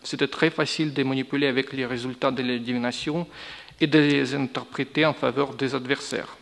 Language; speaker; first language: French; non-native, fluent; Russian